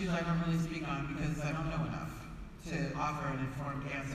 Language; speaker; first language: English; native; English